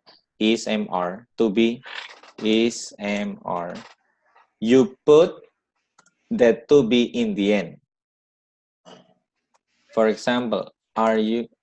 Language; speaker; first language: English; non-native, learner; Indonesian